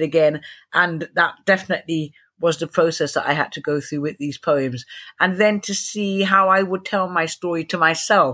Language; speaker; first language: English; native; English